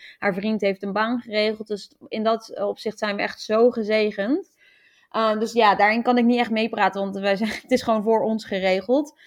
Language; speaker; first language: Dutch; native; Dutch